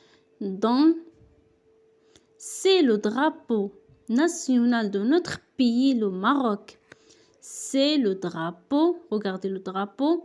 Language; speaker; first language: French; non-native, local second language; Arabic